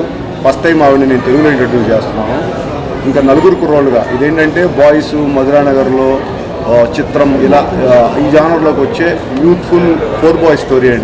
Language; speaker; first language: Telugu; native; Telugu